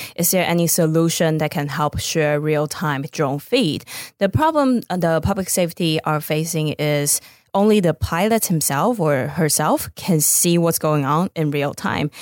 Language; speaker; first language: English; non-native, fluent; Chinese